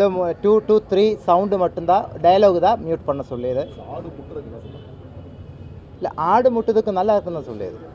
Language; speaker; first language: Tamil; non-native, local second language; Malayalam